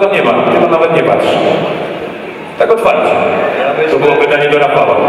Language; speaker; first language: Polish; native; Polish